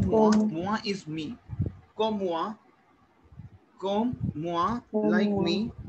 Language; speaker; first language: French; non-native, learner; Hindi